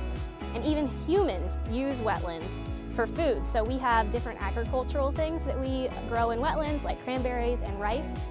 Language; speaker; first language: English; native; English